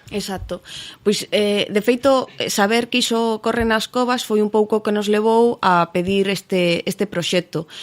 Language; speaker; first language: Galician; native; Galician